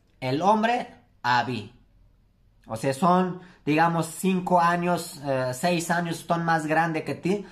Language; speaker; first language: Spanish; non-native, learner; Turkish